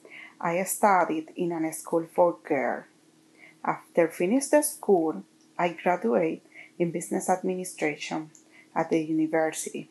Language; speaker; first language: English; non-native, learner; Spanish